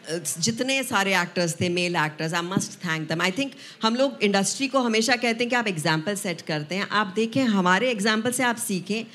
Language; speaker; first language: Hindi; non-native, local second language; Punjabi